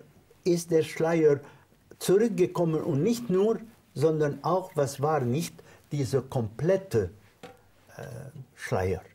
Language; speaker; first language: German; non-native, fluent; Arabic